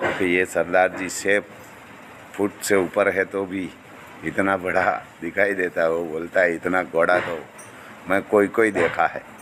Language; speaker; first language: Hindi; non-native, local second language; Gujarati